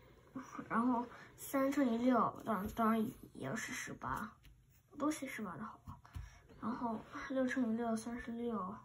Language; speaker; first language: Chinese; early bilingual, heritage; Chinese